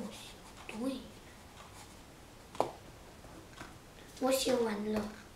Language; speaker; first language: Chinese; early bilingual, heritage; Chinese